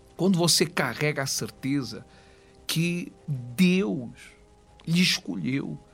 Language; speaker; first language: Portuguese; native; Portuguese